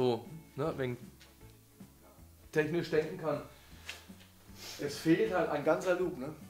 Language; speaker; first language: German; native; German